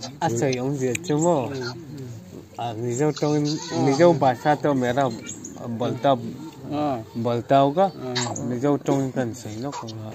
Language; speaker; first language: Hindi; non-native, local second language; Mizo